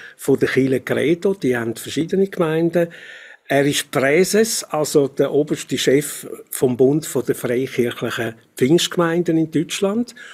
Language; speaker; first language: German; native; German